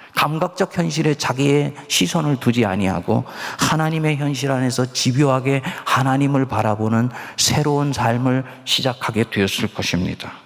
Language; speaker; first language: Korean; native; Korean